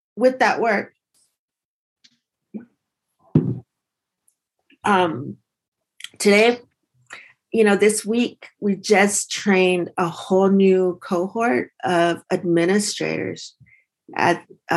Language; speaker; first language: English; early bilingual, other home language; Spanish